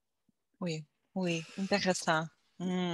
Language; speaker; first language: French; non-native, learner; Portuguese